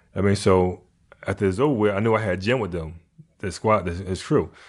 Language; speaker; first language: English; native; English